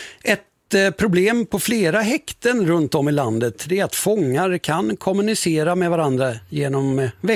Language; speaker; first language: Swedish; native; Swedish